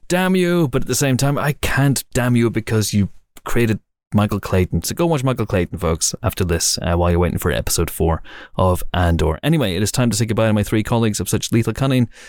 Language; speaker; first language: English; native; English